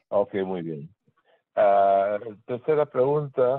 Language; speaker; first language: Spanish; early bilingual, heritage; Spanish